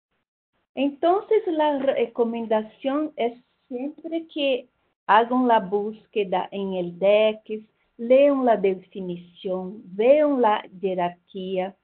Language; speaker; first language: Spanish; non-native, fluent; Portuguese